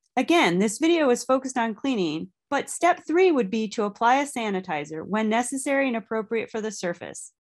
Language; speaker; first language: English; native; English